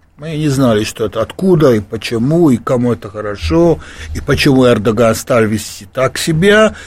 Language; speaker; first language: Russian; non-native, fluent; Hungarian